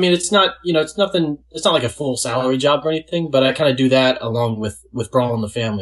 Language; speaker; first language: English; native; English